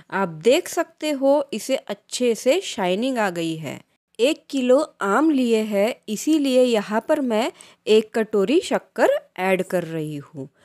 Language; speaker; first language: Hindi; non-native, local second language; Marathi